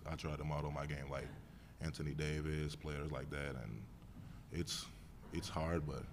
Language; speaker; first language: English; non-native, fluent; Portuguese